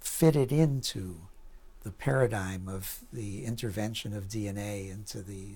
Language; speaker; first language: English; native; English